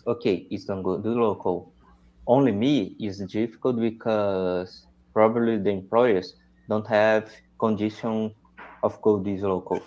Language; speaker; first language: English; non-native, learner; Portuguese